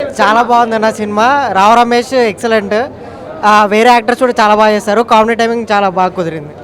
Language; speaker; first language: Telugu; native; Telugu